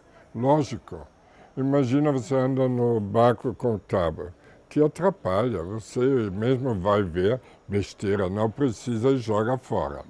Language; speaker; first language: Portuguese; non-native, fluent; German